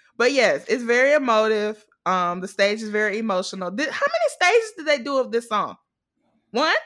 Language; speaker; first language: English; native; English